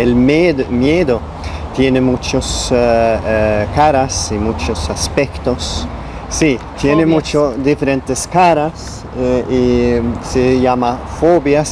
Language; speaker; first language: Spanish; non-native, learner; Swedish